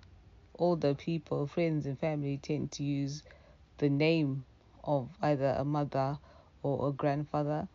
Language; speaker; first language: English; non-native, local second language; Shona